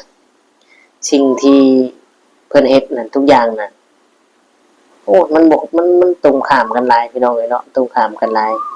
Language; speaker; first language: Thai; non-native, local second language; Northeastern Thai